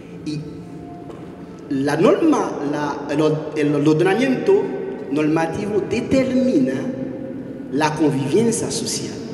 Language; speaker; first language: Spanish; non-native, fluent; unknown